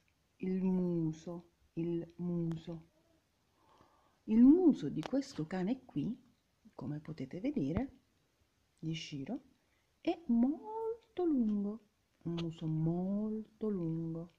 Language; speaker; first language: Italian; non-native, fluent; Arabic